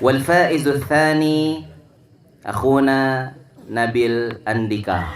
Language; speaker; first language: Arabic; non-native, fluent; Indonesian